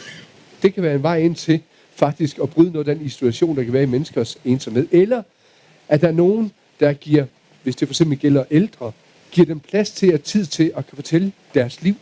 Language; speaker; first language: Danish; native; Danish